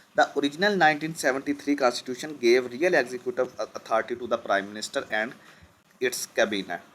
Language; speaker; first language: English; non-native, local second language; Urdu